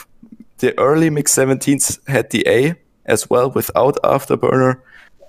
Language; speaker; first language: English; non-native, fluent; German